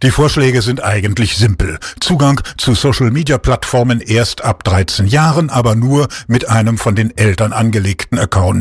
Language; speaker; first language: German; native; German